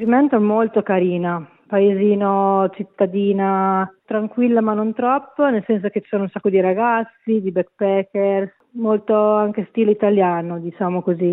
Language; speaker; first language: Italian; native; Italian